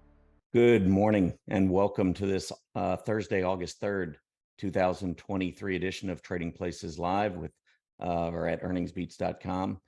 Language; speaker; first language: English; native; English